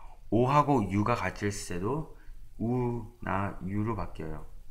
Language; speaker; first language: Korean; native; Korean